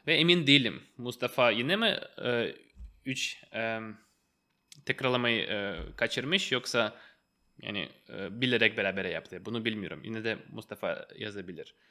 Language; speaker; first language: Turkish; non-native, fluent; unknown